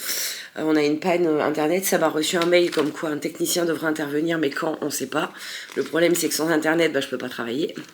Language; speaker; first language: French; native; French